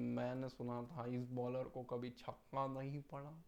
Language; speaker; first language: Hindi; non-native, local second language; Marathi